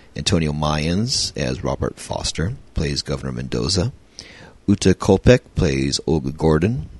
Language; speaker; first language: English; native; English